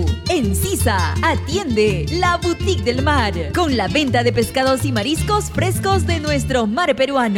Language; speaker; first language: Spanish; native; Spanish